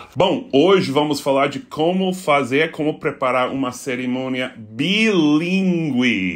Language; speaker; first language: Portuguese; non-native, fluent; English